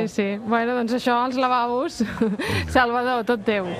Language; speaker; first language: Catalan; native; Catalan